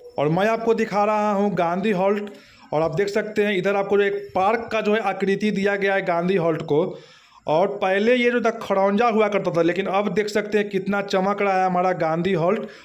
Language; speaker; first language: Hindi; native; Hindi